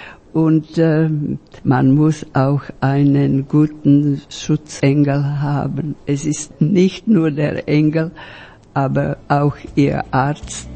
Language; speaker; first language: German; non-native, fluent; Slovak